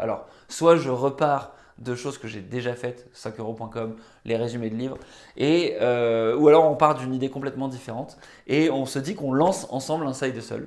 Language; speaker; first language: French; native; French